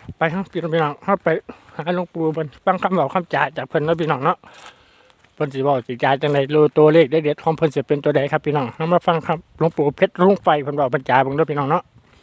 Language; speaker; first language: Thai; native; Thai